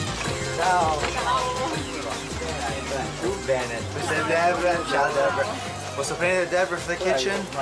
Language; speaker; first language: Italian; early bilingual, heritage; English